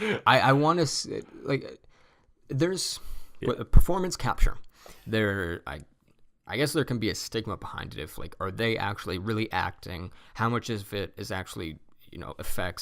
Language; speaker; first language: English; native; English